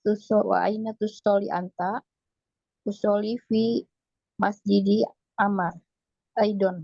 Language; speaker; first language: Arabic; non-native, learner; Indonesian